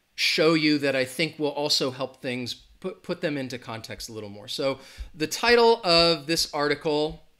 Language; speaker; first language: English; native; English